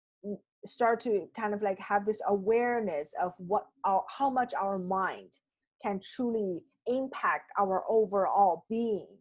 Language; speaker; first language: English; non-native, fluent; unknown